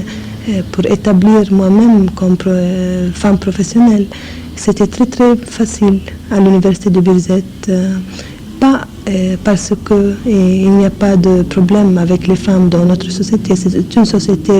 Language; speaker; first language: French; non-native, fluent; English